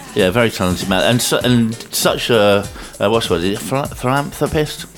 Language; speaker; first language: English; native; English